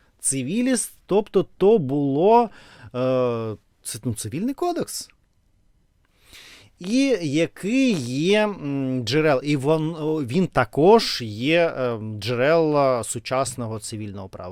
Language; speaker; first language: Ukrainian; non-native, learner; Russian